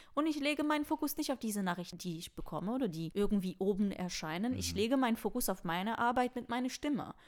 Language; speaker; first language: German; non-native, fluent; French